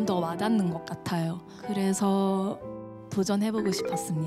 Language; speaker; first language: Korean; early bilingual, heritage; Korean